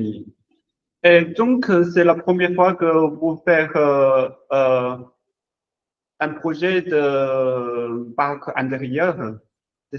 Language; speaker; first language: French; non-native, learner; Chinese